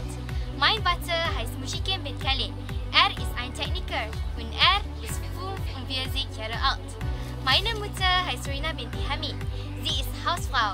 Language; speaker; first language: German; non-native, learner; Malay